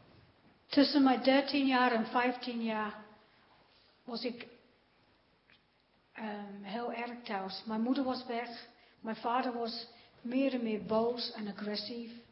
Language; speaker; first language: Dutch; non-native, fluent; English